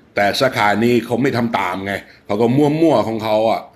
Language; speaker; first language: Thai; non-native, fluent; English